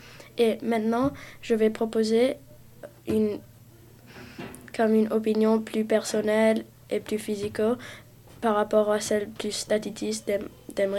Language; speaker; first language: French; early bilingual, heritage; French